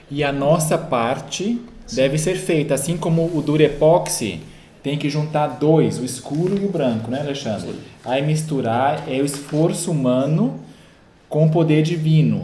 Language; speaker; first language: Portuguese; native; Portuguese